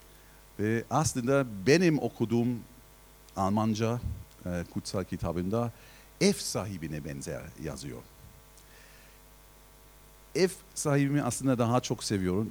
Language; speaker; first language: Turkish; non-native, fluent; German